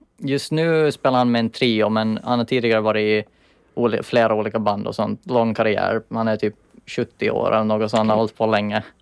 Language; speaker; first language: Swedish; native; Swedish